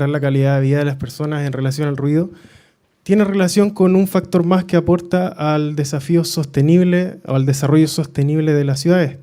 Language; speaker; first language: Spanish; native; Spanish